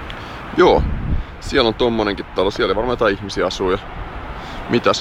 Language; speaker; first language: Finnish; native; Finnish